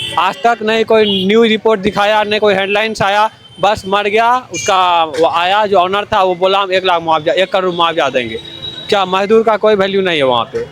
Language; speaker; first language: Hindi; native; Hindi